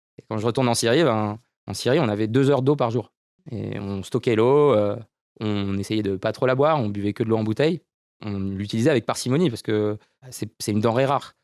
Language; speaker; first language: French; early bilingual, other home language; Romanian